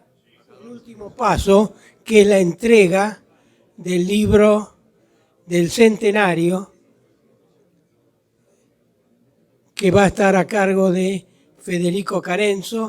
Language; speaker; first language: Spanish; native; Spanish